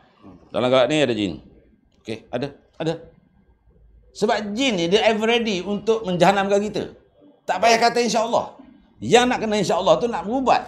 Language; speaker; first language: Malay; native; Malay